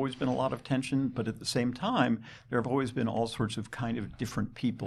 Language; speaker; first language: English; native; English